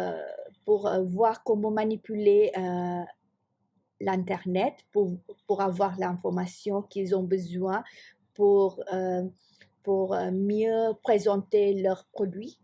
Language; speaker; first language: French; non-native, fluent; Malay